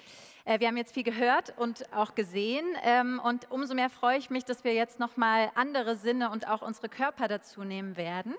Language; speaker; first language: German; native; German